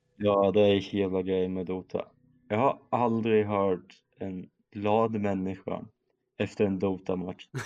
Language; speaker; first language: Swedish; early bilingual, other home language; German